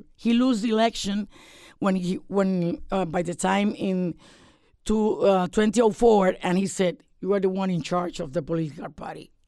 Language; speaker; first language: English; non-native, fluent; Spanish